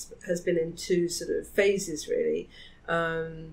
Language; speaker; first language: English; native; English